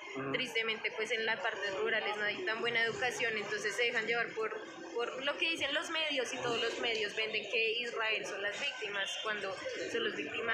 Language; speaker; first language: Spanish; native; Spanish